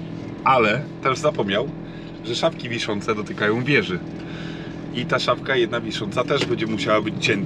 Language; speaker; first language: Polish; native; Polish